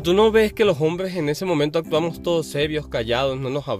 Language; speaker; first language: Spanish; native; Spanish